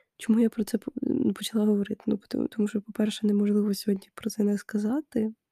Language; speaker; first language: Ukrainian; non-native, local second language; Russian